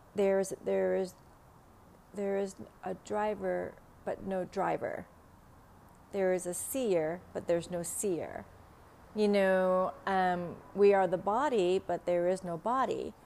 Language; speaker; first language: English; non-native, fluent; Vietnamese